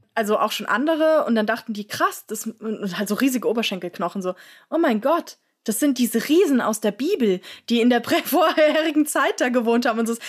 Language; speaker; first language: German; native; German